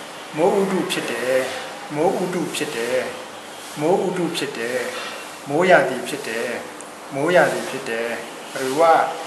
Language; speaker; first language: Thai; non-native, fluent; Burmese